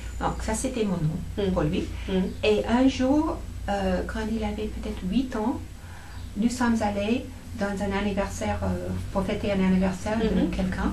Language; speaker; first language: French; non-native, fluent; English